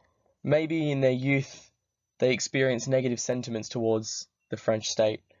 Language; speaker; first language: English; native; English